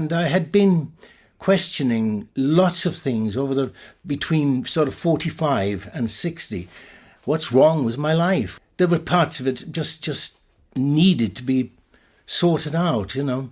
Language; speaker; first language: English; native; English